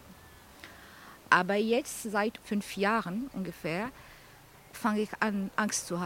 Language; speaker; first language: German; non-native, fluent; Arabic